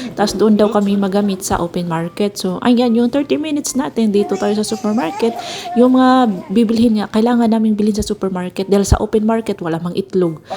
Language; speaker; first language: Filipino; non-native, local second language; Cebuano